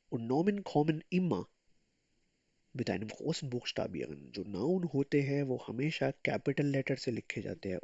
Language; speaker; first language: German; non-native, fluent; Urdu